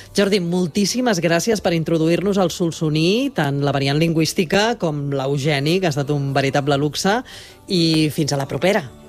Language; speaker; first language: Catalan; native; Catalan